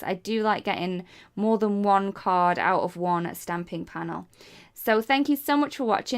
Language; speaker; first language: English; native; English